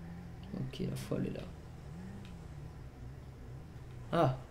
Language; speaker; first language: French; native; French